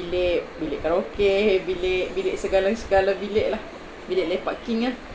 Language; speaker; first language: Malay; native; Malay